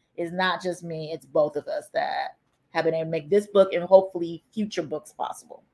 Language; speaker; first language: English; native; English